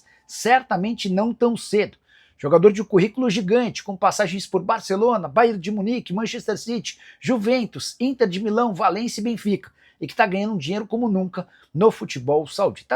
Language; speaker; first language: Portuguese; native; Portuguese